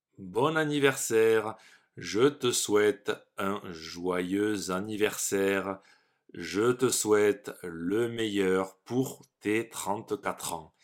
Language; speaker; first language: French; native; French